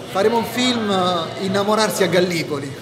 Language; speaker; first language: Italian; native; Italian